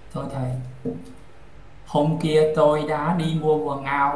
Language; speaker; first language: Vietnamese; non-native, learner; Khmer